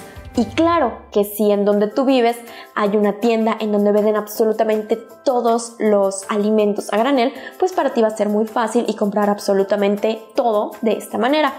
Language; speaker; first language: Spanish; native; Spanish